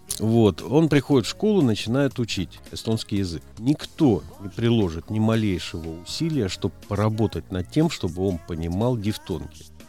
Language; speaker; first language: Russian; native; Russian